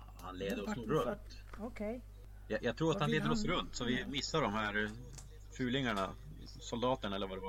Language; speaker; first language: Swedish; native; Swedish